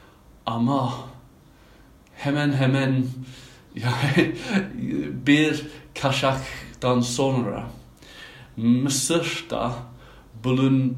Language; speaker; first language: Turkish; non-native, fluent; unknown